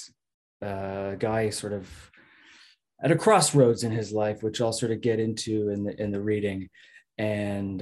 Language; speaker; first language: English; native; English